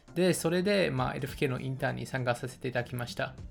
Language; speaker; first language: Japanese; non-native, fluent; Chinese